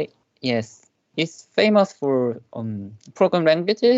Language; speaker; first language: English; non-native, learner; Korean